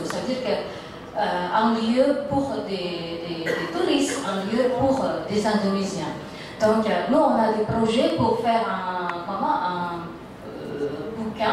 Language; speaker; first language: French; non-native, fluent; Indonesian